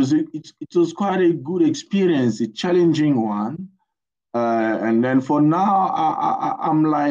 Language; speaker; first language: English; non-native, fluent; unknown